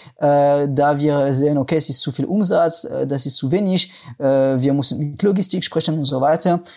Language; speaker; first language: German; non-native, fluent; French